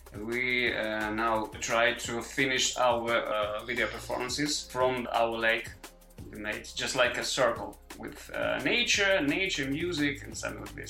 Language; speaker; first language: English; non-native, learner; Ukrainian